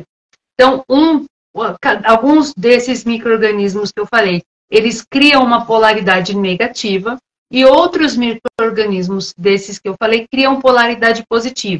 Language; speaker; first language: Portuguese; native; Portuguese